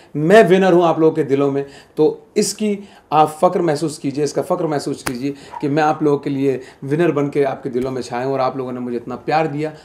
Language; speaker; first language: Hindi; native; Hindi